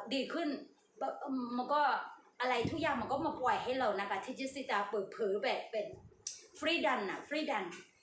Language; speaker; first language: Thai; non-native, learner; Burmese